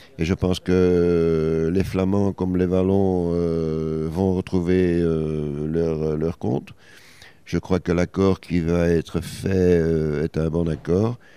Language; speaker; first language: French; native; French